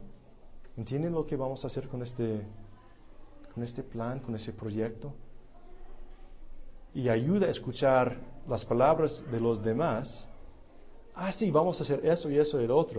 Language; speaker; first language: Spanish; non-native, fluent; English